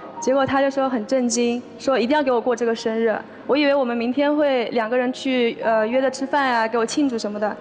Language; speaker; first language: Chinese; native; Chinese